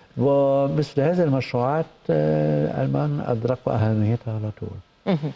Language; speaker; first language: Arabic; non-native, fluent; German